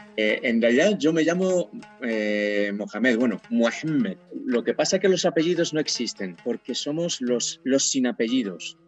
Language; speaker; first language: Spanish; non-native, fluent; Berber languages